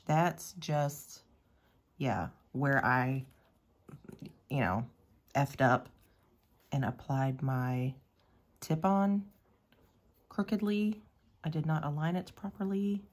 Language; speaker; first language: English; native; English